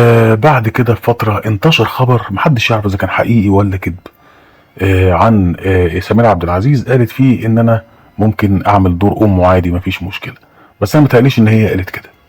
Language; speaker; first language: Arabic; native; Arabic